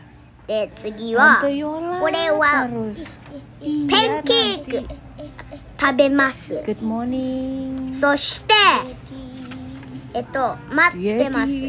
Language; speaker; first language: Japanese; non-native, learner; Indonesian